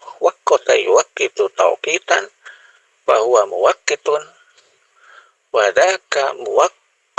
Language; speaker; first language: Arabic; non-native, fluent; Indonesian